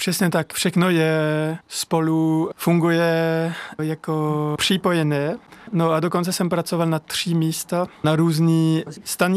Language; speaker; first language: Czech; non-native, learner; French